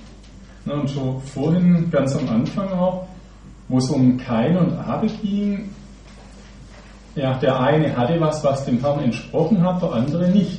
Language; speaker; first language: German; native; German